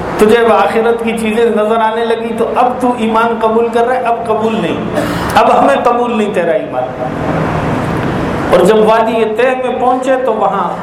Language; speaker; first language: Urdu; native; Urdu